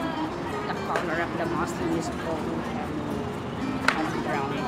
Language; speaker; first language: English; non-native, local second language; Filipino